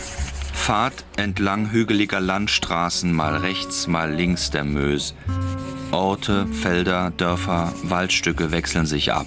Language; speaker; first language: German; native; German